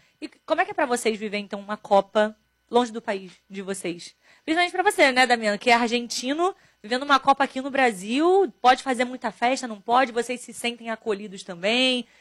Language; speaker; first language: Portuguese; native; Portuguese